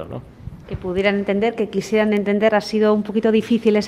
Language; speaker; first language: Spanish; native; Spanish